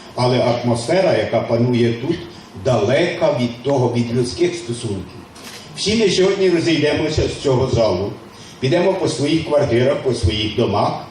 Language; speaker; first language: Ukrainian; native; Ukrainian